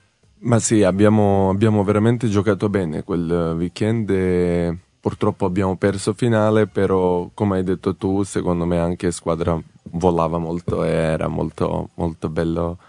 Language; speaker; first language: Italian; non-native, fluent; Serbian